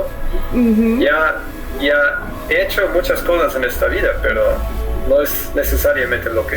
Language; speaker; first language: Spanish; non-native, fluent; German